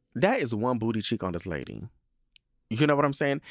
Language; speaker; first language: English; native; English